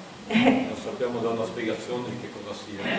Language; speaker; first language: Italian; native; Italian